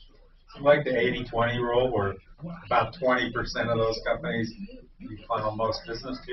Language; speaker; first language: English; native; English